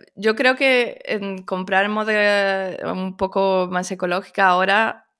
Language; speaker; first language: Spanish; early bilingual, other home language; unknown